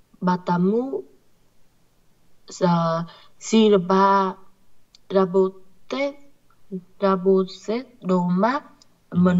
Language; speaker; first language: Russian; non-native, learner; Vietnamese